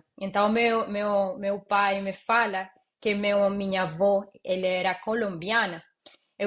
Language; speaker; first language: Portuguese; non-native, learner; Spanish